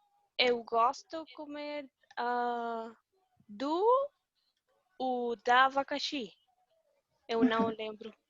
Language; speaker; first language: Portuguese; non-native, learner; Spanish